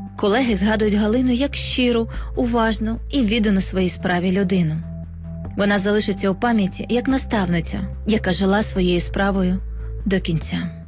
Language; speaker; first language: Ukrainian; native; Ukrainian